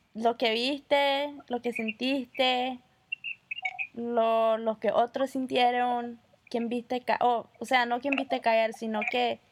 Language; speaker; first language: Spanish; early bilingual, heritage; Spanish